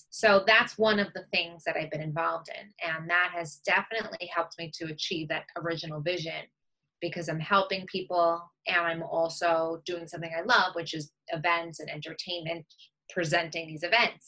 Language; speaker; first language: English; native; English